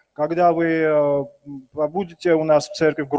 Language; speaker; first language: Russian; non-native, local second language; Georgian